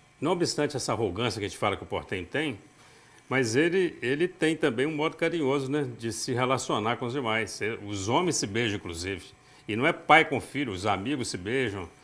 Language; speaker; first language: Portuguese; native; Portuguese